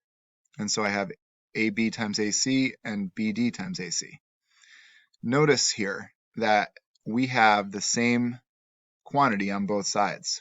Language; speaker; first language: English; native; English